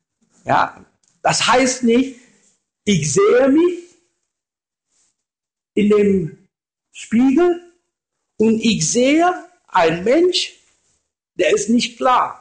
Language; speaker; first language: German; non-native, fluent; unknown